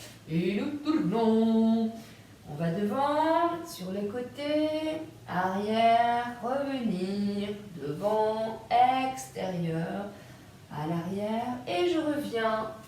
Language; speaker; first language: French; native; French